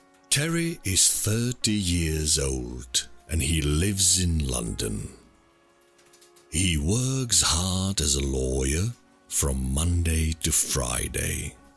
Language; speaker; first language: English; non-native, fluent; Czech